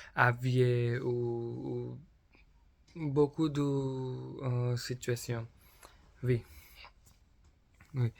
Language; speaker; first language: French; non-native, learner; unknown